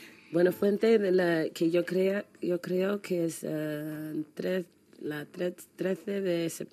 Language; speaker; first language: Catalan; non-native, learner; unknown